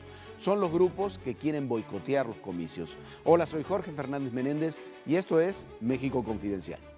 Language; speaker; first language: Spanish; native; Spanish